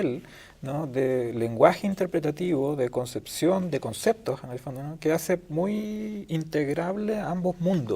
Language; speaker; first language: Spanish; native; Spanish